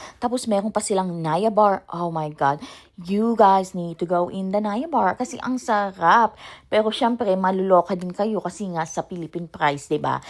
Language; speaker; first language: Filipino; native; Filipino